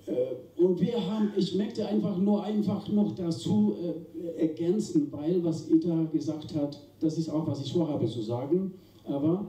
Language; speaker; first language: German; non-native, fluent; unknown